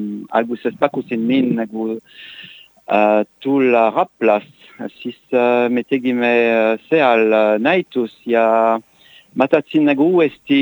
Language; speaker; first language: Estonian; non-native, learner; French